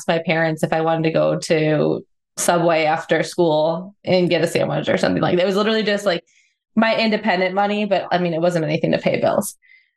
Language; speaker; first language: English; native; English